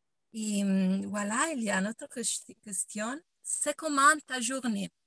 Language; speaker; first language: French; non-native, learner; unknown